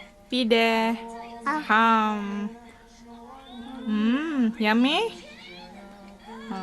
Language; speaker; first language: Turkish; non-native, learner; Indonesian